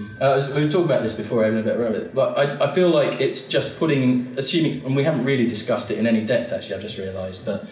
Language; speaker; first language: English; native; English